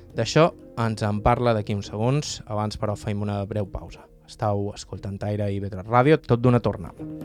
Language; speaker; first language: Catalan; native; Catalan